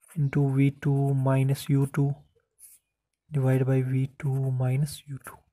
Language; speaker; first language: Hindi; non-native, local second language; Kashmiri